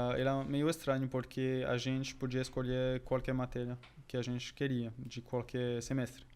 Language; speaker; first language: Portuguese; non-native, fluent; French